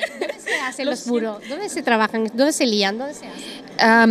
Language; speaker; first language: Spanish; native; Spanish